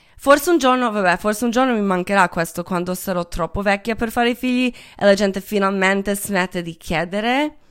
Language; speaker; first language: Italian; non-native, fluent; Croatian